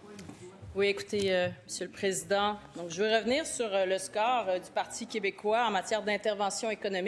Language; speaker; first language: French; native; French